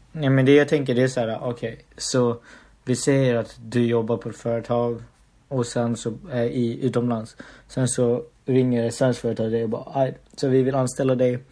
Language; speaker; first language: Swedish; early bilingual, other home language; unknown